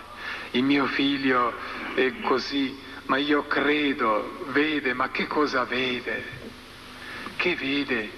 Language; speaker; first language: Italian; non-native, fluent; Croatian